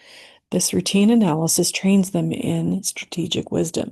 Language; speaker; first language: English; native; English